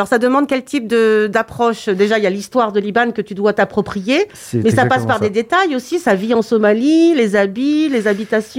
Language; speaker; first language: French; native; French